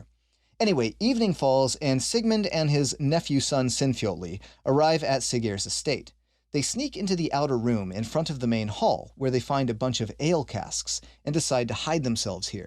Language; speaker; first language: English; native; English